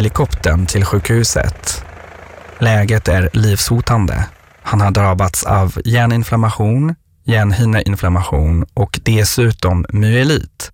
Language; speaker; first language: Swedish; non-native, fluent; French